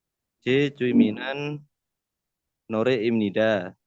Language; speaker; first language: Korean; non-native, learner; Indonesian